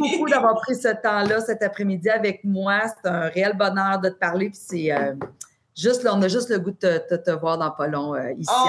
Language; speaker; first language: French; native; French